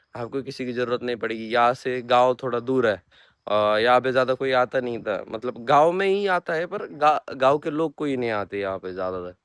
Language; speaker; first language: Hindi; non-native, local second language; Marathi